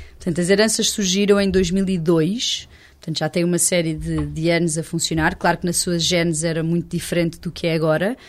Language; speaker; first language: Portuguese; native; Portuguese